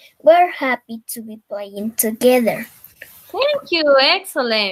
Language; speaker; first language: English; non-native, learner; Spanish